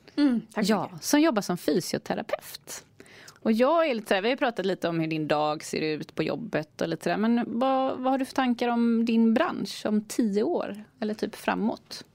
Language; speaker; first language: Swedish; native; Swedish